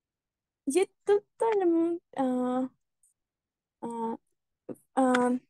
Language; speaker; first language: French; non-native, learner; Spanish